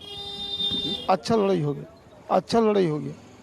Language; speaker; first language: Hindi; non-native, local second language; Bangla